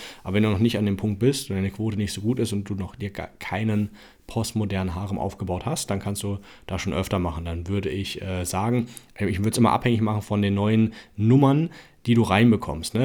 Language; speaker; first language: German; native; German